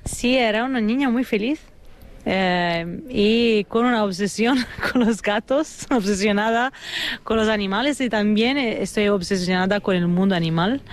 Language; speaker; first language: Spanish; non-native, fluent; Italian